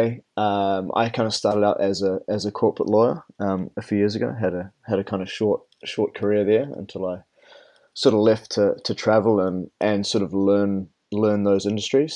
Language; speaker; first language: English; native; English